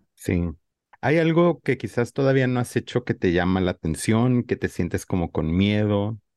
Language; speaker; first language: Spanish; native; Spanish